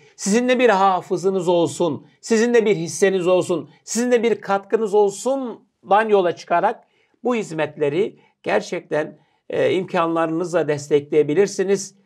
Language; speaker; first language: Turkish; native; Turkish